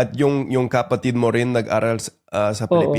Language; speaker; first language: Filipino; non-native, fluent; English